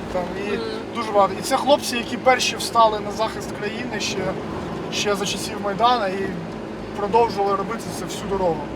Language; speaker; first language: Ukrainian; native; Ukrainian